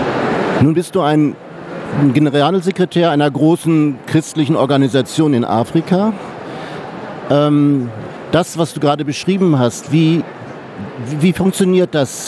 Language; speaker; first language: German; native; German